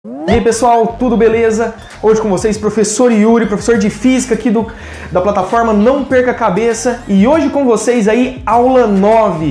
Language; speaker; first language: Portuguese; native; Portuguese